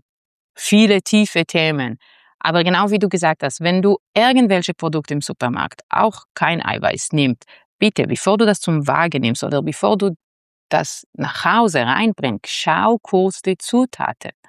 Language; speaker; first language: German; non-native, fluent; Hebrew